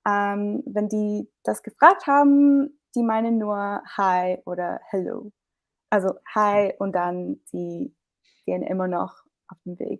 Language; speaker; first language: German; non-native, fluent; English